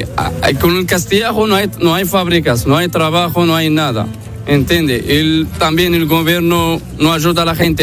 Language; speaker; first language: Spanish; non-native, learner; Arabic